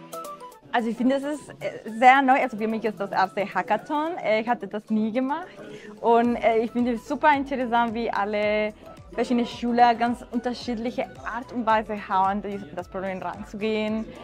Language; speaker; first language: German; non-native, fluent; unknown